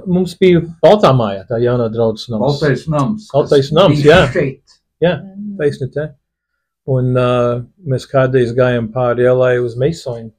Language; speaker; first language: Latvian; early bilingual, heritage; Latvian